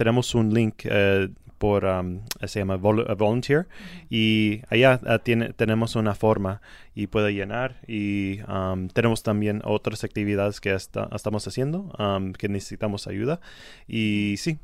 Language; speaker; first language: Spanish; non-native, learner; English